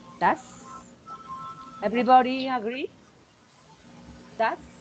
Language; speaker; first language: English; non-native, fluent; Spanish